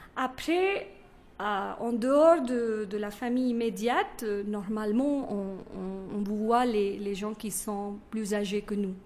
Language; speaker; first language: French; non-native, fluent; Kannada